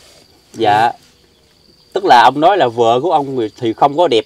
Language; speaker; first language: Vietnamese; native; Vietnamese